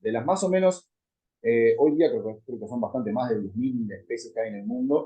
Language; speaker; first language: Spanish; native; Spanish